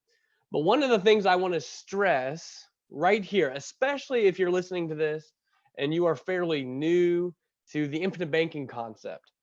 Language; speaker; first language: English; native; English